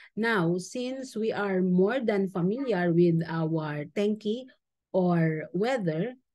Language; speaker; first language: English; non-native, local second language; Filipino